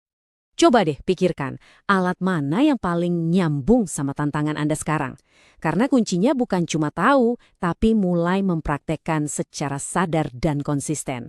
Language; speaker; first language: Indonesian; native; Indonesian